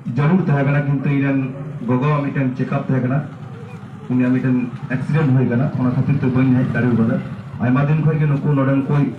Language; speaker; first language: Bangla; non-native, local second language; Santali